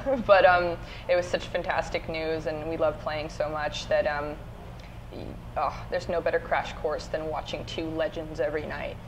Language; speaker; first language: English; native; English